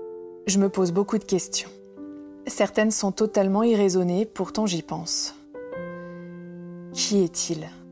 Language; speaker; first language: French; native; French